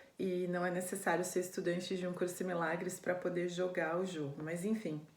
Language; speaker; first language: Portuguese; native; Portuguese